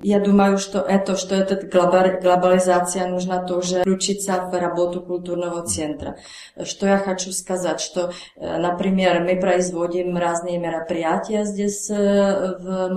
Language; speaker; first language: Russian; non-native, learner; Czech